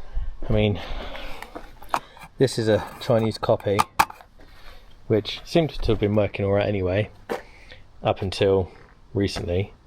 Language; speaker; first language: English; native; English